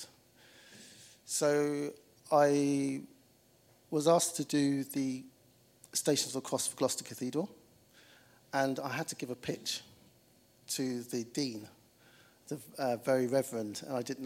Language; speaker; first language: English; native; English